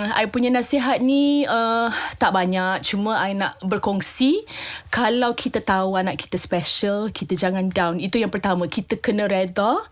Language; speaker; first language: Malay; native; Malay